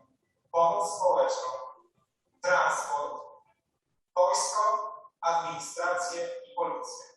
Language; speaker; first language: Polish; native; Polish